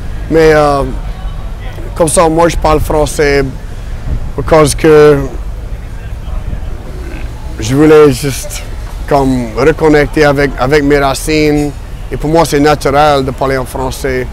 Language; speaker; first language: French; non-native, fluent; English